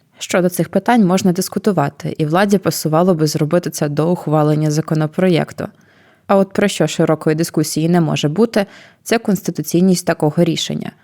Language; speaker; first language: Ukrainian; native; Ukrainian